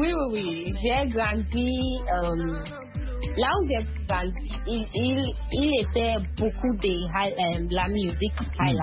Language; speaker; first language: French; non-native, learner; Akan